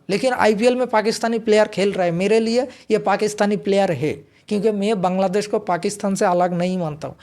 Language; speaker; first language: Hindi; non-native, local second language; Bangla